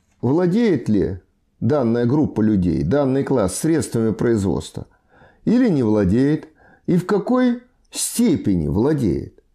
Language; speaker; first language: Russian; native; Russian